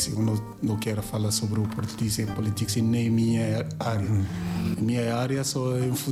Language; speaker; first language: Portuguese; non-native, learner; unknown